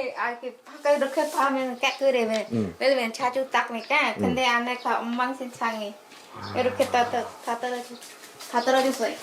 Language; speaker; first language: Korean; non-native, learner; Khmer